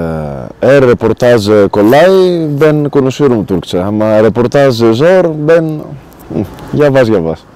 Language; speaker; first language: Turkish; non-native, learner; Greek